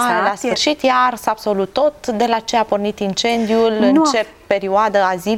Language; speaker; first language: Romanian; native; Romanian